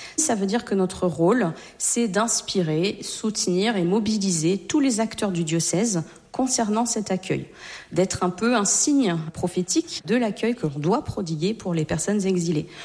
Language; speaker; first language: French; native; French